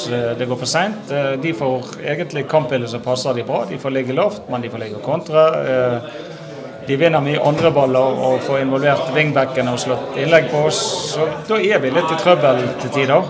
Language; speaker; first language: Norwegian; native; Norwegian